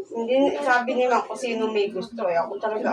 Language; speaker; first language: Filipino; native; Filipino